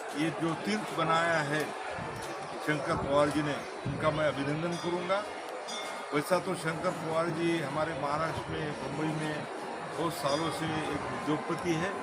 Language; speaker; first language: Hindi; non-native, local second language; Marathi